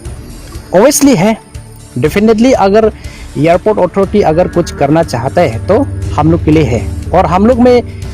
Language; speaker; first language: Hindi; non-native, local second language; Karbi